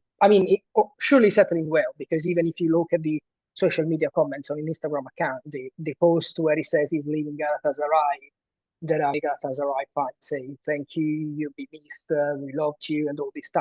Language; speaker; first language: English; non-native, fluent; Italian